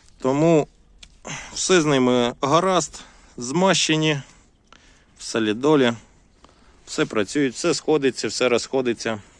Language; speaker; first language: Ukrainian; non-native, local second language; Russian